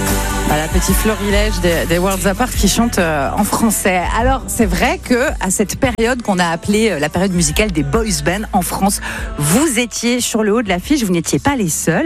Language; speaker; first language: French; native; French